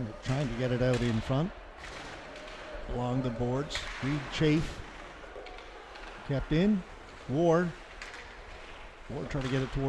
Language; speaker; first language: English; native; English